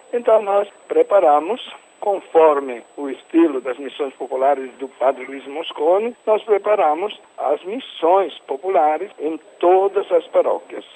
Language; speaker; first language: Portuguese; non-native, fluent; Italian